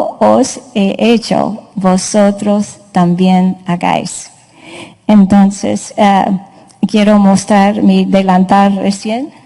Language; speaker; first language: Spanish; non-native, fluent; English